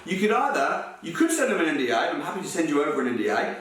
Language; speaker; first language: English; native; English